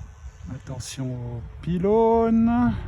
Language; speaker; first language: French; native; French